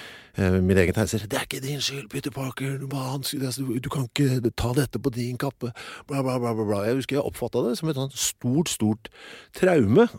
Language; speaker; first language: Norwegian; native; Norwegian